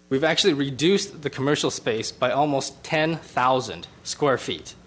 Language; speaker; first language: English; native; English